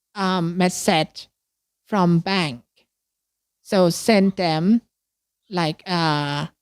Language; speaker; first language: English; non-native, learner; Thai